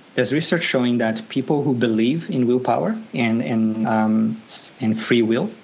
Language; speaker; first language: English; non-native, fluent; Portuguese